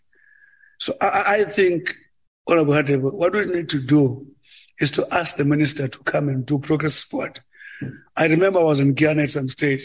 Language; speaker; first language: English; non-native, local second language; Xhosa